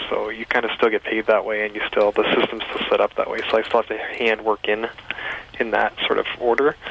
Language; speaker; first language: English; native; English